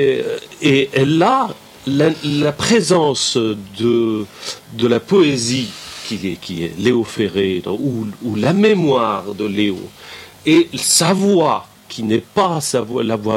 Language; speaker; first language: French; non-native, fluent; Persian